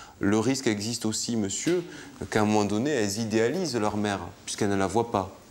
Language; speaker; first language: French; native; French